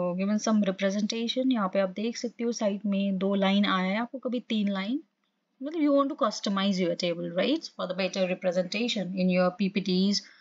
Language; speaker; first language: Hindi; non-native, local second language; Assamese